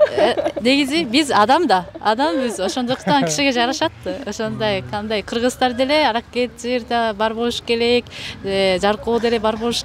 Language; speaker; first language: Kyrgyz; non-native, fluent; Japanese